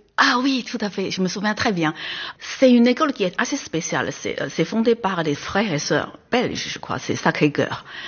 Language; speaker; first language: French; non-native, fluent; Chinese